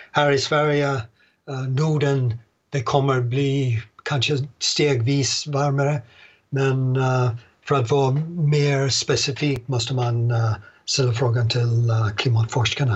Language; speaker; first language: Swedish; non-native, fluent; English